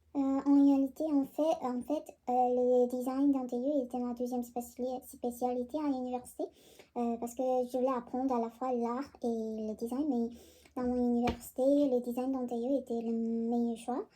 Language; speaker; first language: French; non-native, learner; Korean